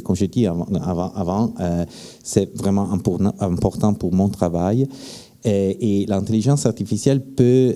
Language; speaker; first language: French; non-native, fluent; Italian